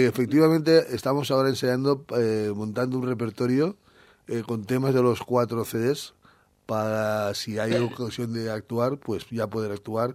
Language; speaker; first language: Spanish; native; Spanish